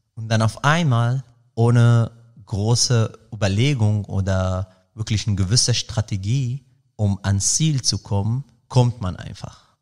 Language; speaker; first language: German; non-native, fluent; Arabic